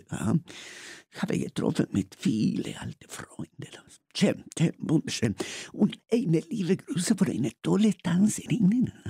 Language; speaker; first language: German; non-native, learner; Spanish